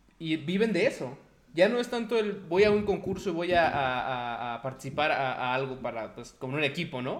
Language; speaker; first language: Spanish; native; Spanish